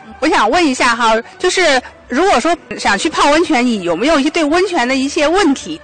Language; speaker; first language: Chinese; native; Chinese